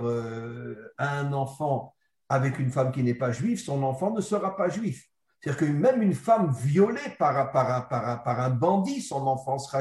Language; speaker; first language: French; native; French